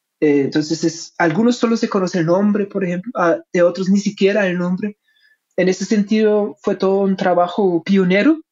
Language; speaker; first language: Spanish; non-native, fluent; German